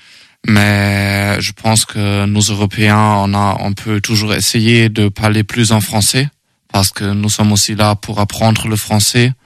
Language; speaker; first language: French; non-native, learner; German